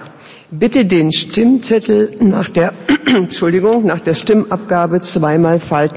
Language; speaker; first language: German; native; German